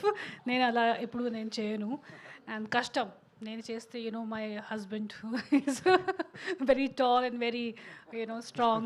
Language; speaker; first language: Telugu; non-native, fluent; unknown